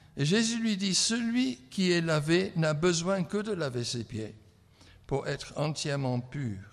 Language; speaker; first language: French; non-native, fluent; English